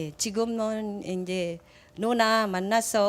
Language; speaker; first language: Korean; non-native, learner; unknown